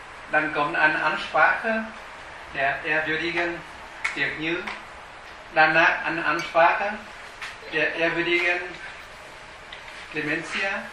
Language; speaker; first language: German; non-native, fluent; Vietnamese